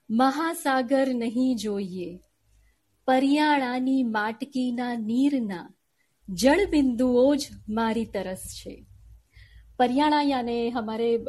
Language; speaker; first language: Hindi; non-native, local second language; Gujarati